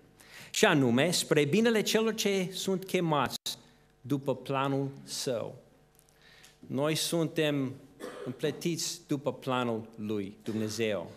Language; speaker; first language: Romanian; non-native, fluent; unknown